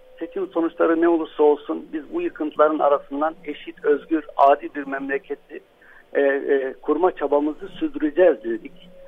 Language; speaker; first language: Turkish; non-native, local second language; Arabic